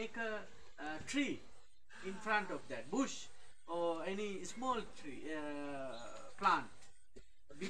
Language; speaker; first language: English; non-native, fluent; Sinhala